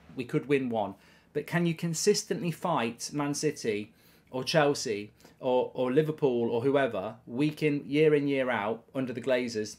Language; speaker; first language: English; native; English